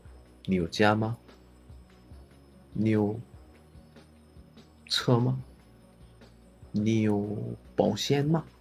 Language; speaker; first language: Chinese; non-native, learner; Korean